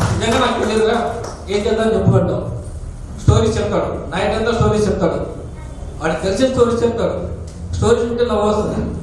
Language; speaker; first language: Telugu; non-native, local second language; Urdu